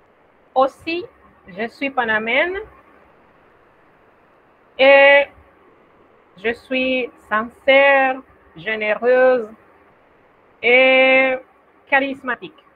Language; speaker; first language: French; non-native, fluent; Spanish